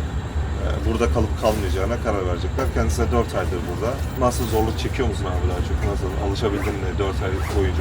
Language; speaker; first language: Turkish; native; Turkish